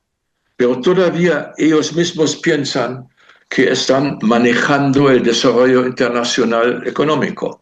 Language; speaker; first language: Spanish; non-native, fluent; German